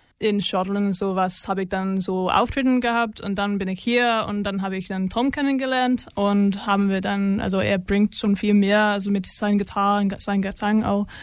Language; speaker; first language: German; non-native, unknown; English